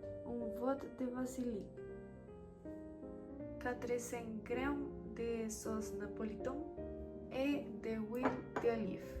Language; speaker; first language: French; non-native, learner; Spanish